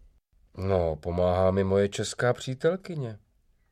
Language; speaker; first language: Czech; non-native, learner; English